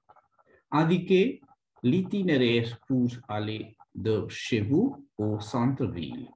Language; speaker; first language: French; non-native, fluent; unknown